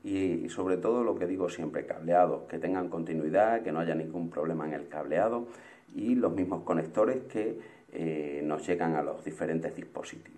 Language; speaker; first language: Spanish; native; Spanish